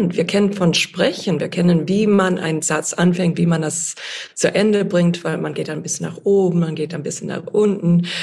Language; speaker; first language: German; non-native, fluent; English